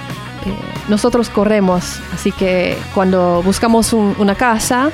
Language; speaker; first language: Spanish; non-native, learner; English